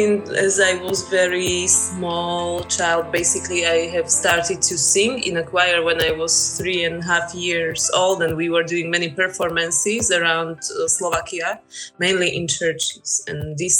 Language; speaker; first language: English; non-native, fluent; Slovak